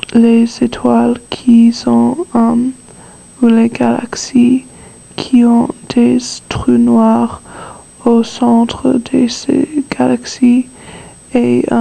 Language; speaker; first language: French; non-native, learner; English